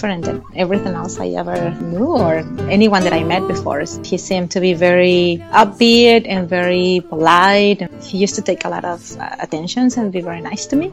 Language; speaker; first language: English; non-native, fluent; Spanish